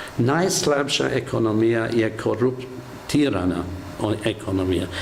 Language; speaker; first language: Slovenian; non-native, fluent; English